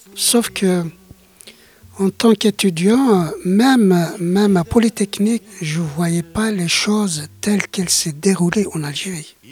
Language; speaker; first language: French; non-native, local second language; Kabyle